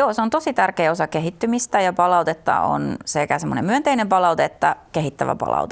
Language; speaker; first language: Finnish; native; Finnish